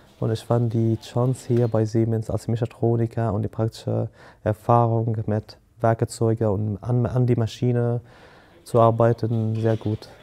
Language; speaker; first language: German; non-native, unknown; Arabic